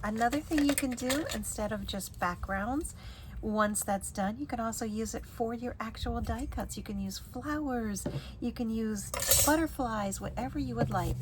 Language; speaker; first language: English; native; English